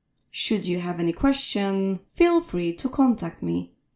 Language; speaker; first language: English; non-native, fluent; Polish